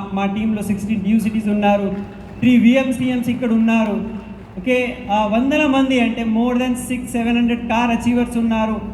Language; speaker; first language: Telugu; non-native, local second language; Hindi